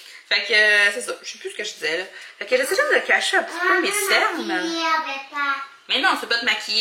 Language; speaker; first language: French; native; French